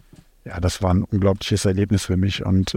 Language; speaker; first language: German; native; German